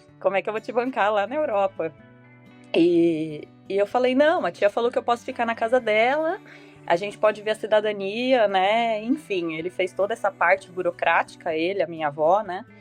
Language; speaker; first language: Portuguese; native; Portuguese